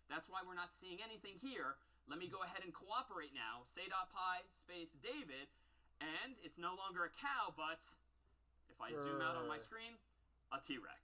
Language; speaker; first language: English; native; English